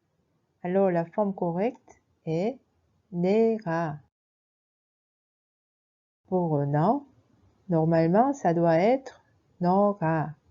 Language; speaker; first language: French; non-native, fluent; Korean